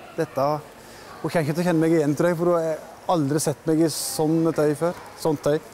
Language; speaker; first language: Norwegian; native; Norwegian